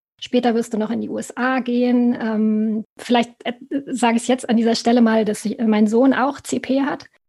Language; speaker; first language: German; native; German